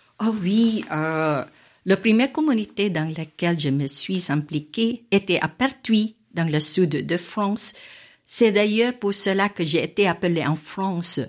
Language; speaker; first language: French; non-native, fluent; Filipino